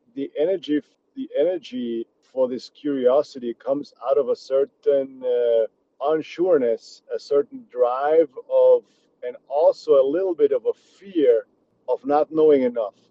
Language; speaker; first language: English; early bilingual, other home language; Czech